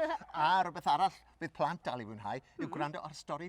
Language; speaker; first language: Welsh; native; Welsh